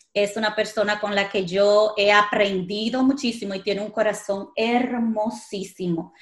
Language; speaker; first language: Spanish; native; Spanish